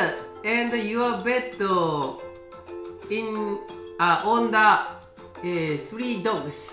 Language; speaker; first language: English; non-native, learner; Japanese